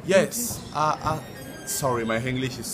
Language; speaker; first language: English; non-native, learner; French